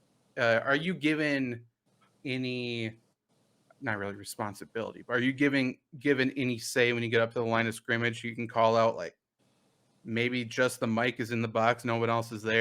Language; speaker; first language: English; native; English